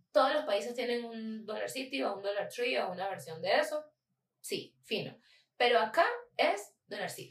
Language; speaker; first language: Spanish; native; Spanish